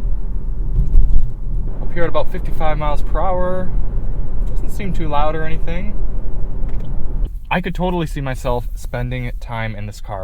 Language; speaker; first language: English; native; English